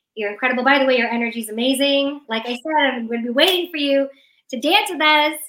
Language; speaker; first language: English; early bilingual, other home language; Persian